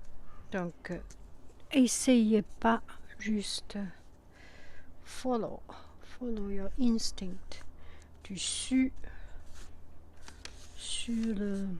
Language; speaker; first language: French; non-native, fluent; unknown